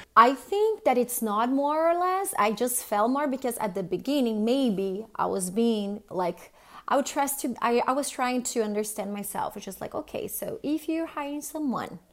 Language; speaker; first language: English; non-native, fluent; Portuguese